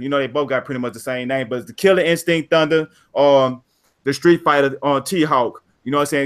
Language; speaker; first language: English; native; English